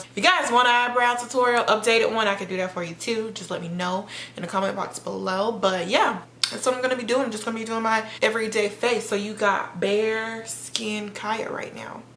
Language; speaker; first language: English; native; English